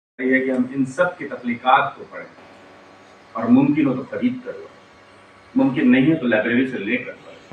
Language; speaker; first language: Urdu; non-native, local second language; Konkani